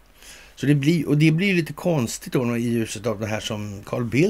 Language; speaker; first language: Swedish; native; Swedish